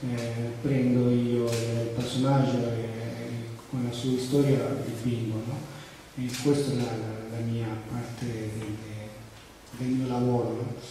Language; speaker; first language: Italian; non-native, fluent; Spanish